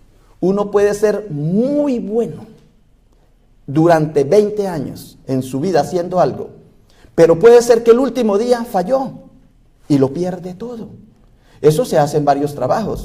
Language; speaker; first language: Spanish; native; Spanish